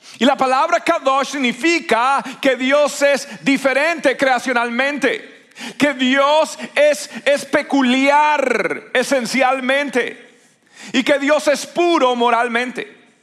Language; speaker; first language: Spanish; native; Spanish